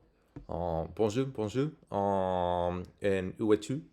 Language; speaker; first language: French; non-native, learner; English